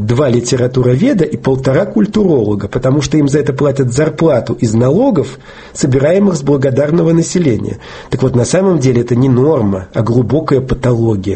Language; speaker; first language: Russian; native; Russian